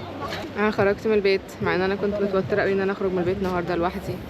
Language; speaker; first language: Arabic; native; Arabic